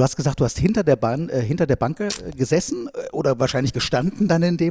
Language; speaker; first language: German; native; German